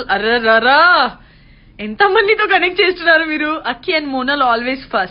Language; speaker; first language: Telugu; non-native, learner; Gujarati